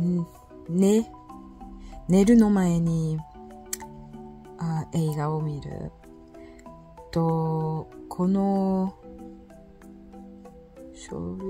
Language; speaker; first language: Japanese; non-native, learner; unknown